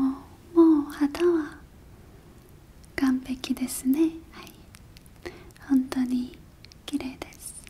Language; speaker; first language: Japanese; non-native, fluent; Korean